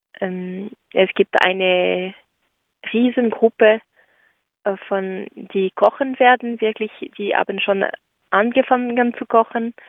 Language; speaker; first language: German; non-native, local second language; French